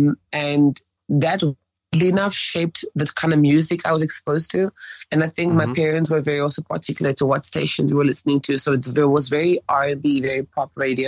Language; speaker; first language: English; early bilingual, other home language; French